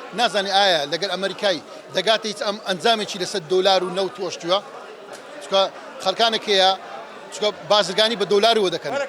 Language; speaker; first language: Central Kurdish; native; Central Kurdish